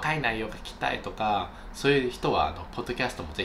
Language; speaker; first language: Japanese; native; Japanese